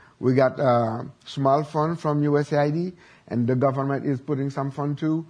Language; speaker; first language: English; non-native, learner; Haitian Creole